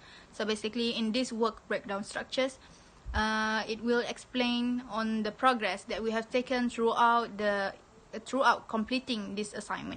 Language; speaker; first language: English; non-native, local second language; Malay